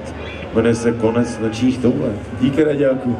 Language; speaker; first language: Czech; native; Czech